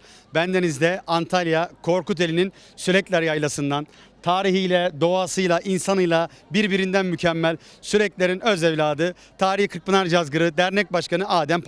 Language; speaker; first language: Turkish; native; Turkish